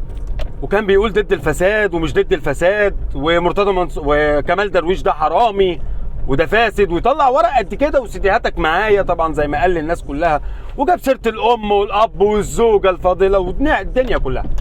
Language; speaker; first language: Arabic; native; Arabic